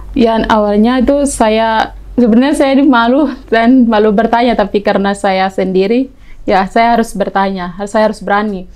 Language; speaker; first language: Indonesian; native; Indonesian